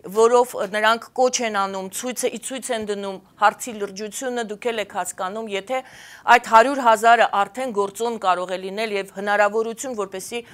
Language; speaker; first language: Armenian; native; Armenian